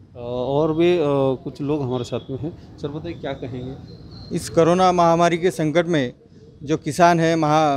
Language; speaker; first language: Hindi; non-native, local second language; Marathi